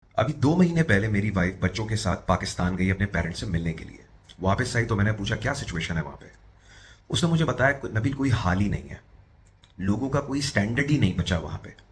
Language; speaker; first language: Urdu; native; Urdu